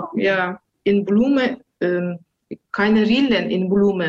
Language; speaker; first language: German; non-native, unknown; Azerbaijani